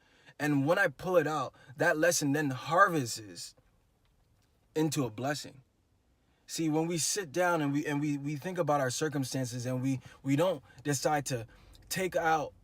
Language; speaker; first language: English; native; English